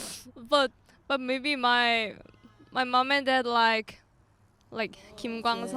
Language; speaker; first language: English; non-native, learner; Korean